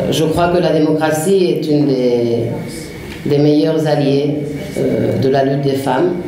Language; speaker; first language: French; non-native, fluent; Spanish